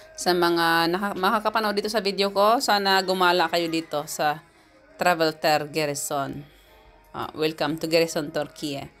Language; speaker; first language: Filipino; native; Filipino